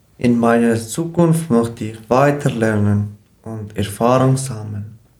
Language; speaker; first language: German; non-native, learner; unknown